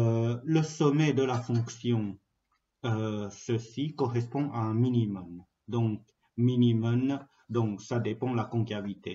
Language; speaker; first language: French; non-native, fluent; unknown